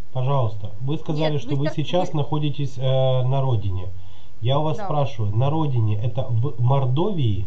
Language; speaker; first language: Russian; native; Russian